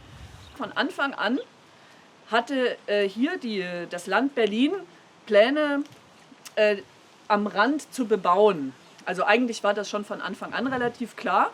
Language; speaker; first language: German; native; German